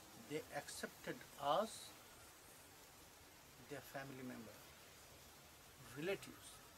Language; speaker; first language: English; non-native, local second language; Bangla